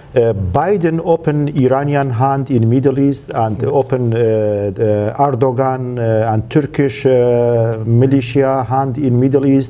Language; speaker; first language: English; non-native, learner; Central Kurdish